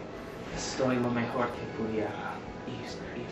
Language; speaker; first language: Spanish; non-native, learner; English